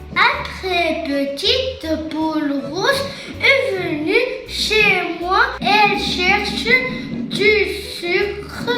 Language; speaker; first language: French; non-native, learner; Arabic